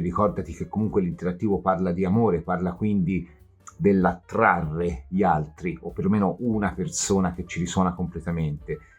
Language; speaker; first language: Italian; native; Italian